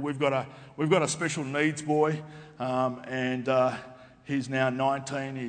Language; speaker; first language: English; native; English